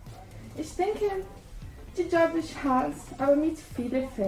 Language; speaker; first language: German; non-native, learner; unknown